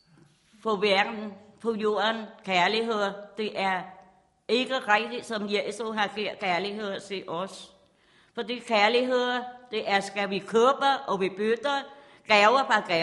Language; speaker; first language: Danish; non-native, learner; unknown